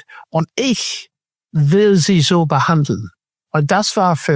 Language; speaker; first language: German; non-native, fluent; English